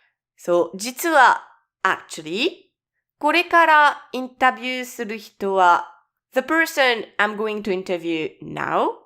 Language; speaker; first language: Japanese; non-native, learner; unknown